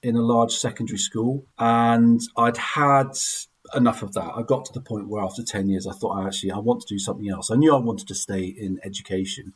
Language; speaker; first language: English; native; English